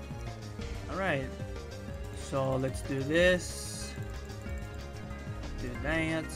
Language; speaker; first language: English; native; English